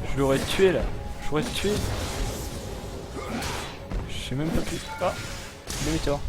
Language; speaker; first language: French; native; French